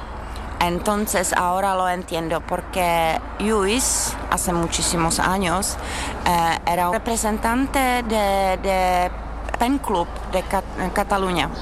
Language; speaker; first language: Spanish; non-native, fluent; Czech